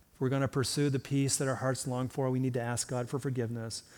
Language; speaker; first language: English; early bilingual, other home language; Swedish